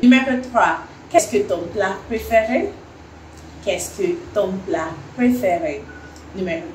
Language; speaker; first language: French; non-native, fluent; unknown